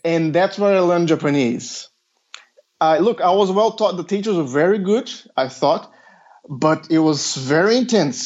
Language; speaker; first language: English; non-native, fluent; Portuguese